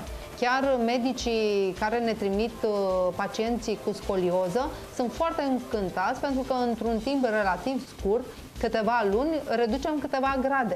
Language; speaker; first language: Romanian; native; Romanian